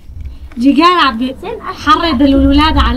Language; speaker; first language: Arabic; non-native, local second language; Kurdish